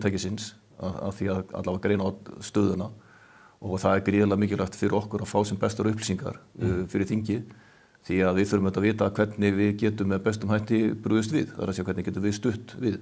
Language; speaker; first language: Icelandic; native; Icelandic